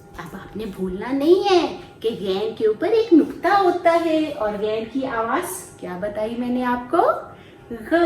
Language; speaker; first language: Urdu; non-native, local second language; Punjabi